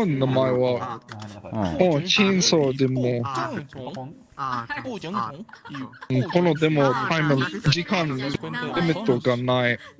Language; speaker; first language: Japanese; non-native, learner; English